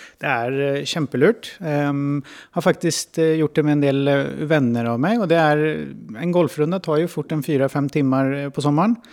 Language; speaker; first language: Swedish; native; Swedish